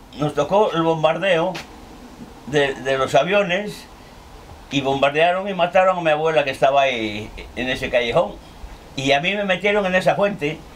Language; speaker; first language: Spanish; native; Spanish